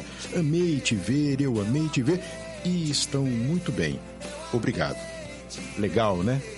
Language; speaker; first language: Portuguese; native; Portuguese